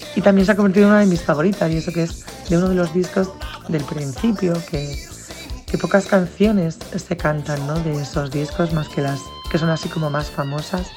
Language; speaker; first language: Spanish; native; Spanish